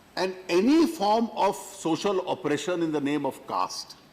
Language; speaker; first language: English; non-native, local second language; Hindi